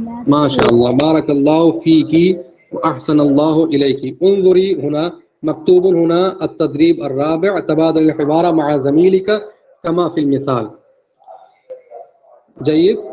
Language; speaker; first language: Arabic; non-native, fluent; Urdu